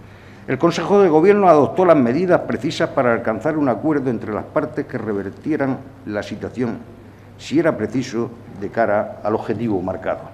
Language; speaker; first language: Spanish; native; Spanish